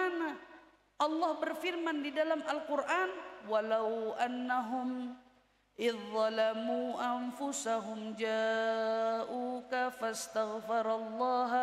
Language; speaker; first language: Indonesian; native; Indonesian